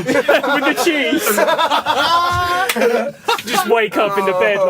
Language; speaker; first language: English; native; English